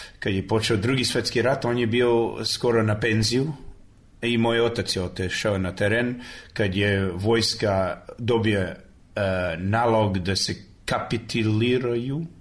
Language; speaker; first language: Serbian; early bilingual, heritage; Serbian